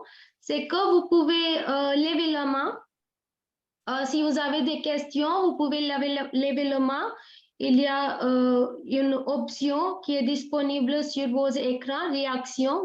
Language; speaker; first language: French; non-native, fluent; Hindi